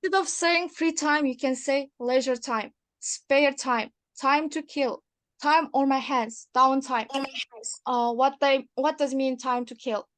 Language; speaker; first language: English; non-native, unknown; Kazakh